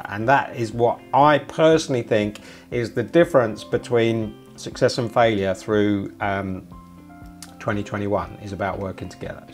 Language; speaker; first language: English; native; English